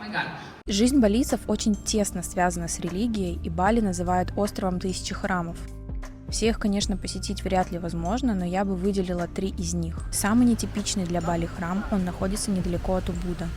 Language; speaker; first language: Russian; native; Russian